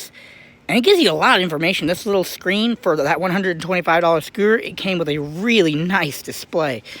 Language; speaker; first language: English; native; English